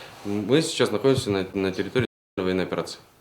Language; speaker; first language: Russian; native; Russian